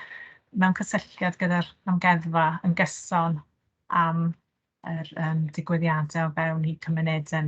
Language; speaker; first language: Welsh; native; Welsh